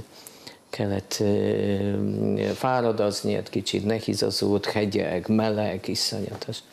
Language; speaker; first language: Hungarian; non-native, fluent; Polish